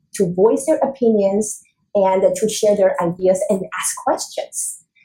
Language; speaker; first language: English; non-native, fluent; Chinese